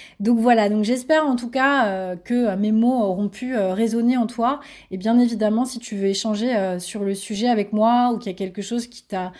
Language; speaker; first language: French; native; French